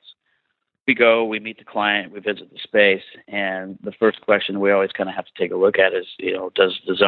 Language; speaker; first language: English; native; English